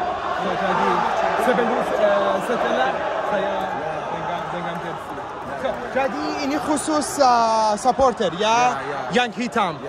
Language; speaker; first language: Indonesian; non-native, learner; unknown